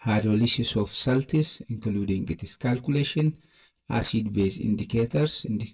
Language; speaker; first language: English; non-native, local second language; Amharic